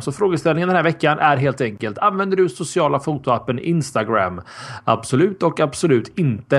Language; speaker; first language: Swedish; native; Swedish